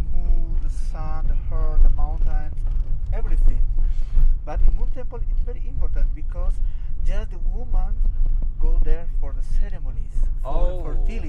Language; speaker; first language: English; non-native, learner; Spanish